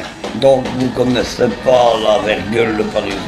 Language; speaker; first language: French; native; French